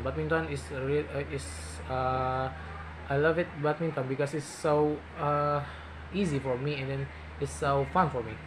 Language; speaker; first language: English; non-native, learner; Indonesian